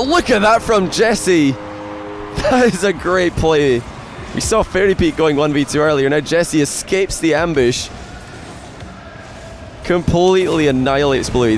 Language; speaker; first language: English; native; English